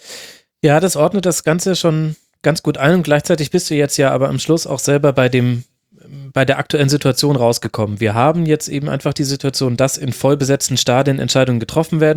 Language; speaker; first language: German; native; German